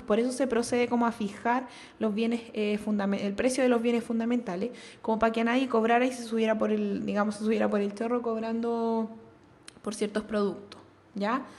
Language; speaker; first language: Spanish; native; Spanish